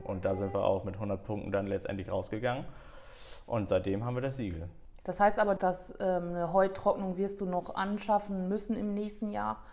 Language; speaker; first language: German; native; German